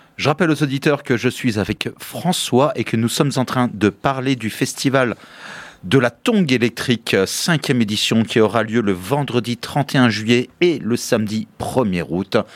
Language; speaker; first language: French; native; French